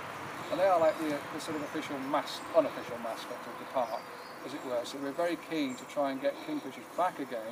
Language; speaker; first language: English; native; English